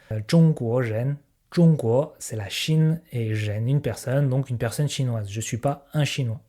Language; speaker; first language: French; native; French